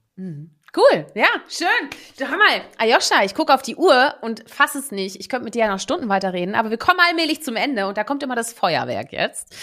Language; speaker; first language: German; early bilingual, other home language; Dutch